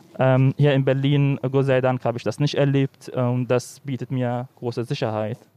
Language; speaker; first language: German; non-native, fluent; Arabic